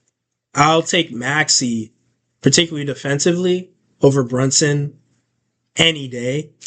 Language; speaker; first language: English; native; English